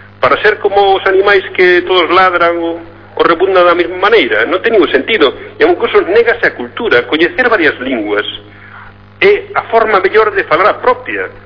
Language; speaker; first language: Galician; native; Galician